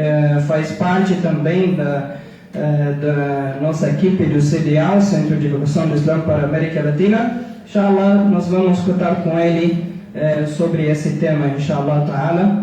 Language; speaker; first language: Portuguese; non-native, fluent; Arabic